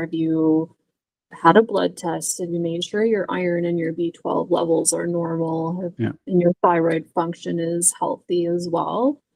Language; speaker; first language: English; native; English